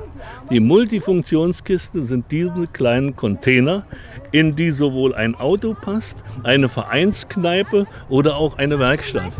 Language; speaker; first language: German; native; German